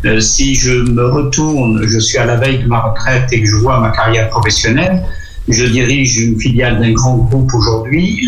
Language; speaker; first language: French; non-native, local second language; Arabic